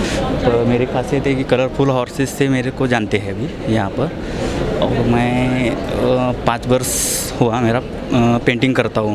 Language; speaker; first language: Hindi; non-native, local second language; Marathi